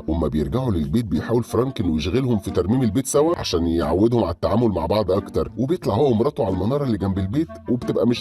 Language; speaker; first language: Arabic; native; Arabic